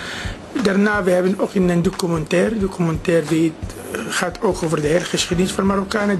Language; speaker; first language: Dutch; non-native, fluent; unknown